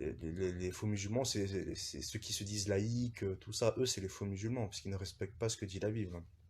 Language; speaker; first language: French; early bilingual, other home language; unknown